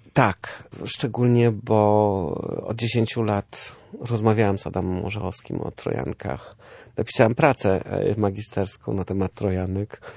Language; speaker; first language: Polish; early bilingual, other home language; German